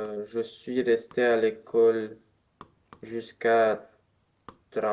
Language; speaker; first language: French; non-native, learner; Romanian